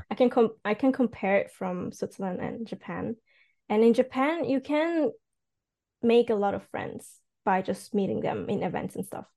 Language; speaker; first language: English; non-native, fluent; Cantonese